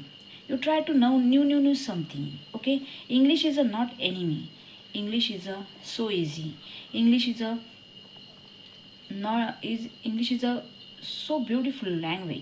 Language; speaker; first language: English; non-native, learner; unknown